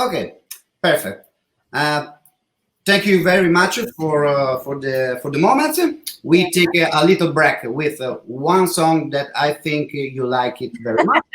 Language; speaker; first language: English; non-native, learner; Italian